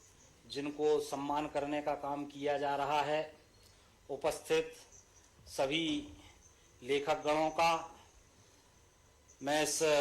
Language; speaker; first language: Hindi; native; Hindi